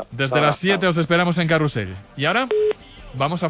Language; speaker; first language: Spanish; native; Spanish